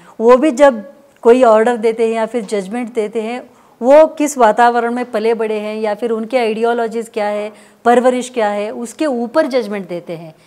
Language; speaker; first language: Hindi; non-native, local second language; Kannada